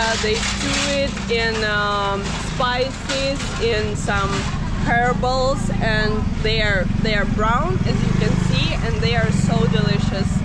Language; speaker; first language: English; non-native, fluent; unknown